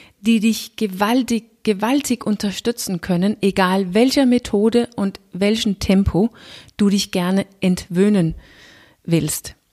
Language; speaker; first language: German; non-native, fluent; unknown